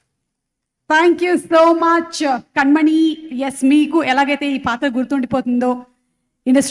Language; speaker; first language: Telugu; native; Telugu